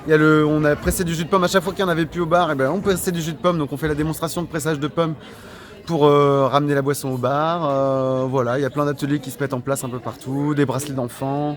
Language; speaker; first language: French; native; French